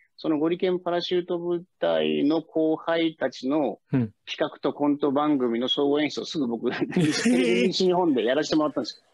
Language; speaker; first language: Japanese; native; Japanese